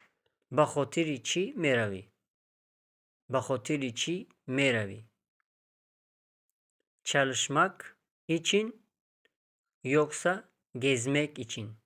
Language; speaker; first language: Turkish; non-native, fluent; Tajik